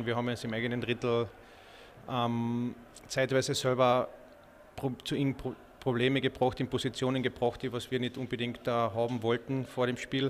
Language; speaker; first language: German; native; German